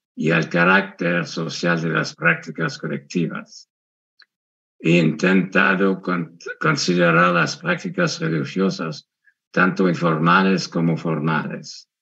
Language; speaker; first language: Spanish; non-native, fluent; French